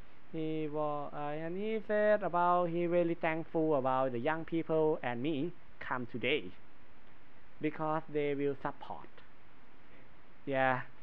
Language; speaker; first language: English; non-native, learner; Thai